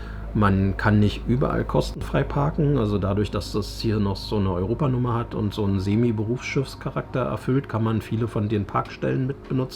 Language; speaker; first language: German; native; German